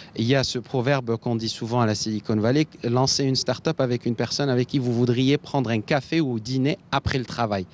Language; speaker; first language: French; non-native, local second language; Arabic